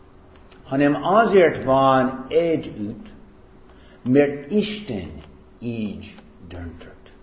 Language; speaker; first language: Hungarian; non-native, fluent; English